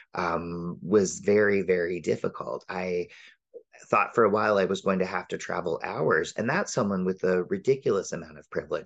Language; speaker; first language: English; native; English